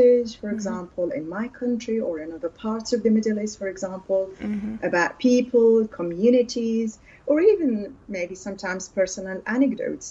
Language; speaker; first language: English; non-native, fluent; Arabic